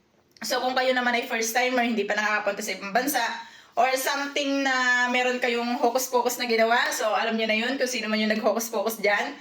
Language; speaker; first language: Filipino; native; Filipino